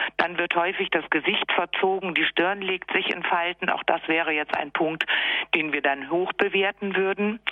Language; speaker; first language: German; native; German